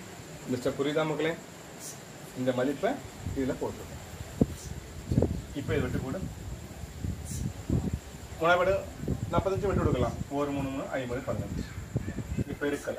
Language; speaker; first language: Tamil; native; Tamil